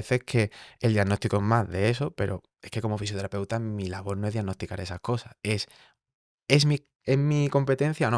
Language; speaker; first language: Spanish; native; Spanish